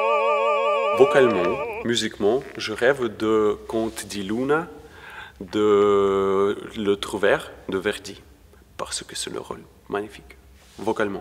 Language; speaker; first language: French; non-native, learner; Ukrainian